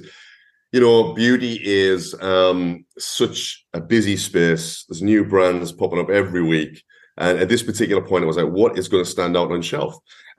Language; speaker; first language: English; native; English